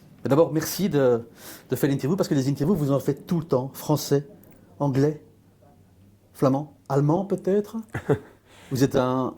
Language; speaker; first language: French; native; French